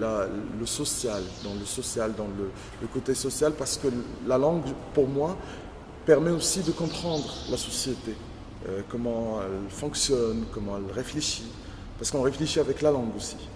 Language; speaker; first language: French; non-native, local second language; Arabic